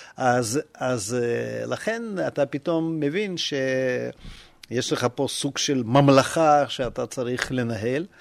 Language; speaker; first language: Hebrew; non-native, fluent; Russian